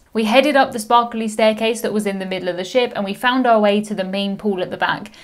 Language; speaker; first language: English; native; English